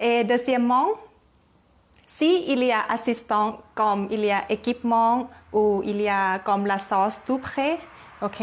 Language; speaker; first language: French; non-native, learner; Thai